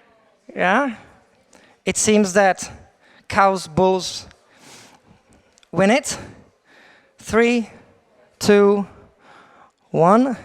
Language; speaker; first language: English; non-native, fluent; Czech